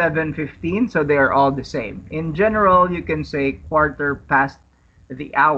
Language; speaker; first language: English; non-native, fluent; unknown